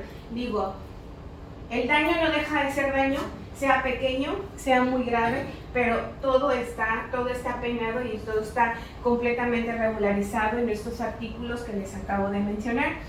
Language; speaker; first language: Spanish; native; Spanish